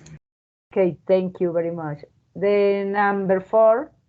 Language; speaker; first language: English; non-native, fluent; Spanish